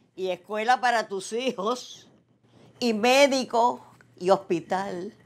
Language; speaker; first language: Spanish; native; Spanish